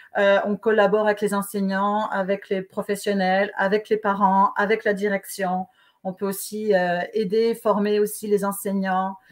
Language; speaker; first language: French; native; French